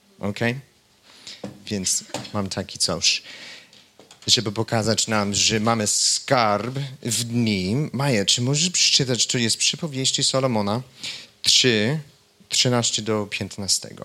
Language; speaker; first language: Polish; non-native, fluent; English